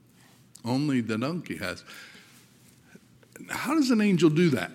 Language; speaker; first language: English; native; English